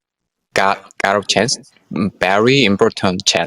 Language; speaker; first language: English; non-native, learner; Korean